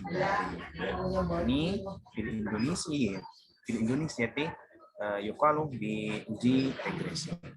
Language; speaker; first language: Arabic; non-native, learner; Indonesian